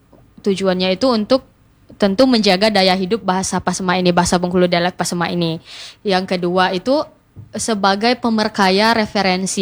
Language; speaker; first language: Indonesian; non-native, local second language; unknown